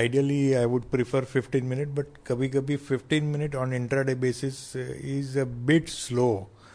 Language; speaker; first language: English; non-native, local second language; Hindi